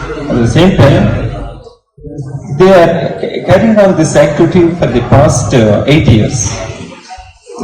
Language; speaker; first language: English; non-native, local second language; Telugu